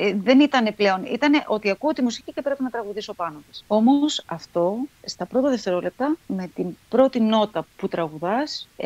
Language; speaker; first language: Greek; native; Greek